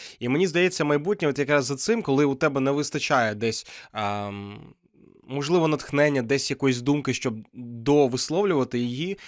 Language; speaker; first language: Ukrainian; non-native, local second language; Russian